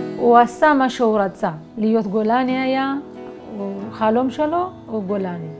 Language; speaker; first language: Hebrew; non-native, fluent; Amharic